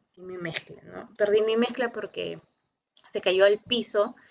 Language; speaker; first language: Spanish; native; Spanish